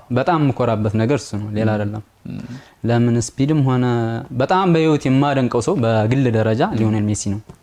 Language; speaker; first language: Amharic; native; Amharic